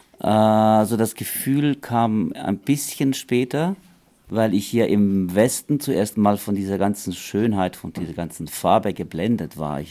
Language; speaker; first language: German; non-native, fluent; Romanian